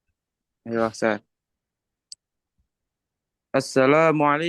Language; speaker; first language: Arabic; non-native, learner; Indonesian